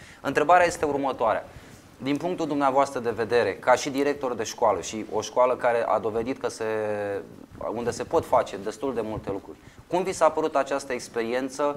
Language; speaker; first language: Romanian; native; Romanian